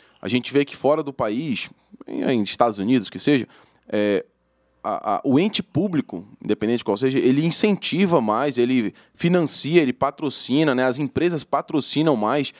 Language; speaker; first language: Portuguese; native; Portuguese